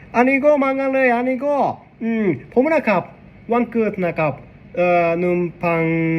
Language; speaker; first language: Thai; non-native, learner; Japanese